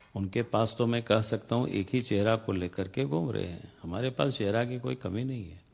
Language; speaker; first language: Hindi; non-native, local second language; Santali